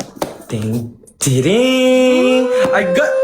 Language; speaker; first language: English; non-native, local second language; Malay